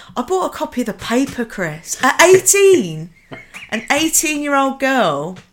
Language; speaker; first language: English; native; English